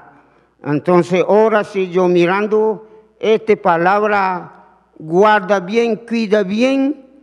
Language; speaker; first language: Spanish; non-native, learner; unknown